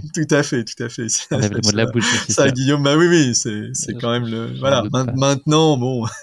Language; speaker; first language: French; native; French